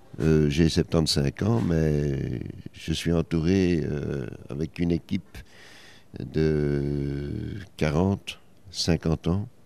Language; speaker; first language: French; native; French